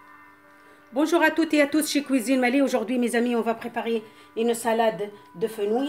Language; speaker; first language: French; non-native, local second language; Arabic